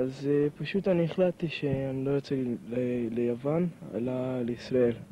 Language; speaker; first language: Hebrew; non-native, fluent; Hungarian